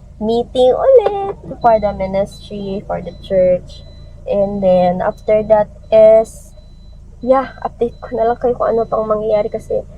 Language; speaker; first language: Filipino; native; Filipino